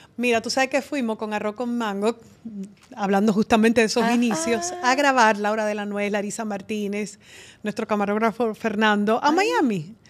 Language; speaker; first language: Spanish; native; Spanish